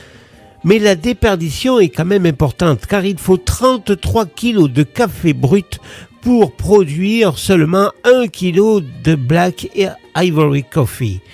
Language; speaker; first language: French; native; French